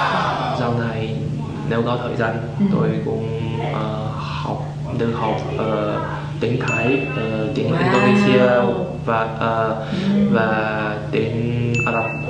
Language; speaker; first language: Vietnamese; non-native, learner; Chinese